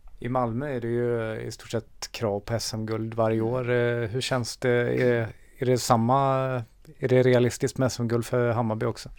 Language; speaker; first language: Swedish; native; Swedish